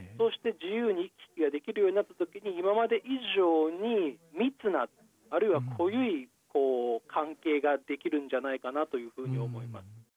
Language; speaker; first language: Japanese; native; Japanese